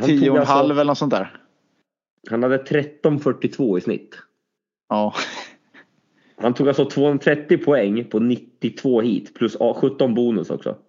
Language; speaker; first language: Swedish; native; Swedish